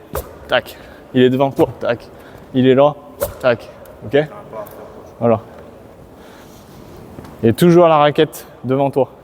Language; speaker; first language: French; native; French